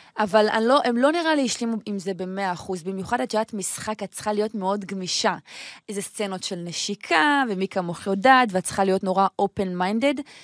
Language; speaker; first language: Hebrew; native; Hebrew